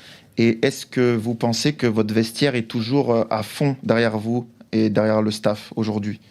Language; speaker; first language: French; native; French